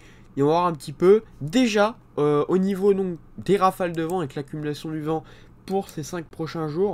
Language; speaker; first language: French; native; French